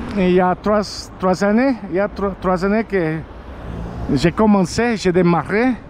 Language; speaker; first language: French; non-native, learner; Spanish